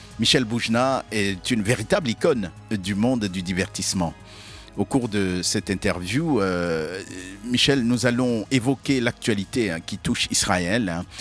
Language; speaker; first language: French; native; French